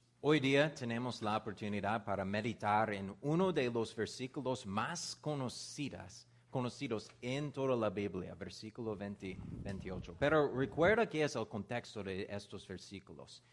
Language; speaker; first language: Spanish; non-native, learner; English